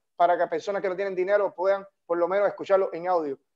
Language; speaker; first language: Spanish; native; Spanish